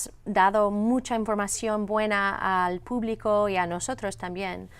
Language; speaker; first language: Spanish; non-native, fluent; English